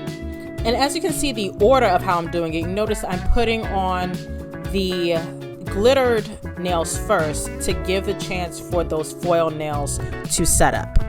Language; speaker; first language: English; native; English